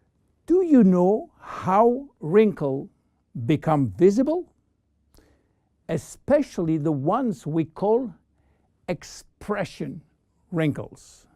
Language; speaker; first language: English; non-native, fluent; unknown